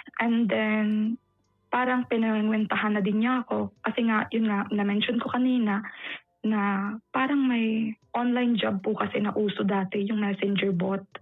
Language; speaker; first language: Filipino; native; Filipino